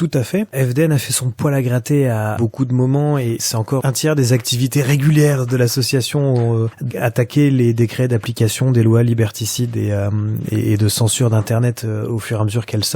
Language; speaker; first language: French; native; French